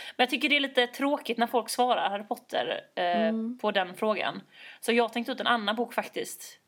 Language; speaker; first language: Swedish; native; Swedish